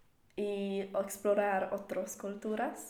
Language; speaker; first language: Spanish; non-native, learner; English